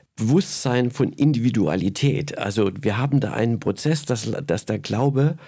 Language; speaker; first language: German; native; German